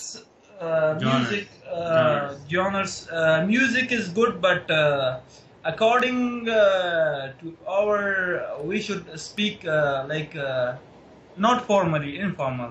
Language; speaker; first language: English; non-native, learner; Pashto